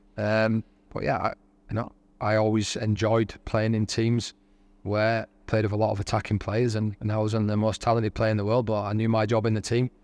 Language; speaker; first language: English; native; English